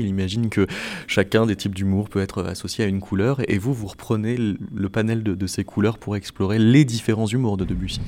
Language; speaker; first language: French; native; French